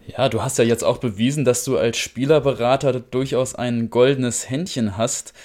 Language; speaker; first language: German; native; German